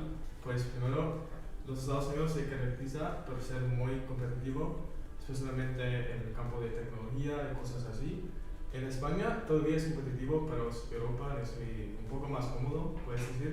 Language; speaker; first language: Spanish; non-native, fluent; English